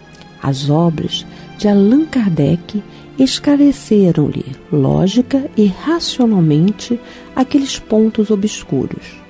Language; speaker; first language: Portuguese; native; Portuguese